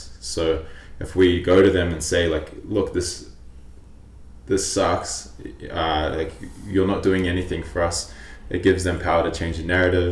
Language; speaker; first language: English; native; English